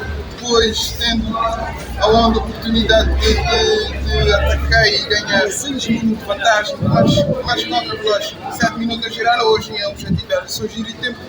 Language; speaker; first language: Portuguese; non-native, local second language; Kabuverdianu